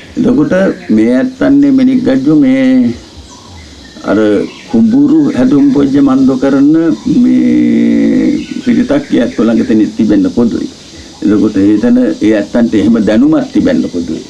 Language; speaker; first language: Sinhala; native; Sinhala